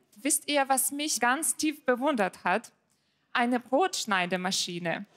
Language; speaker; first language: German; non-native, fluent; Ukrainian